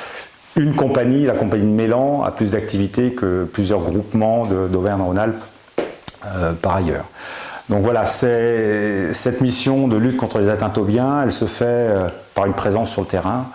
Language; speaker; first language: French; native; French